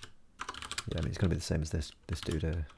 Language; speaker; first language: English; native; English